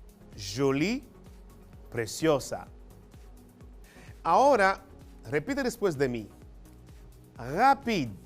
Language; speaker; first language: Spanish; non-native, fluent; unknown